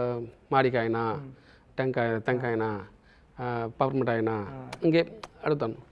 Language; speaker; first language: Telugu; non-native, local second language; Tamil